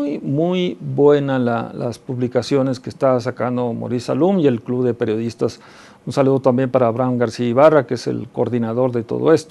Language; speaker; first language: Spanish; native; Spanish